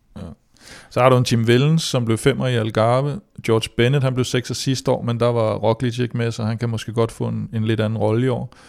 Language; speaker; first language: Danish; native; Danish